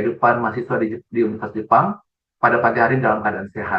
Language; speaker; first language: Indonesian; native; Indonesian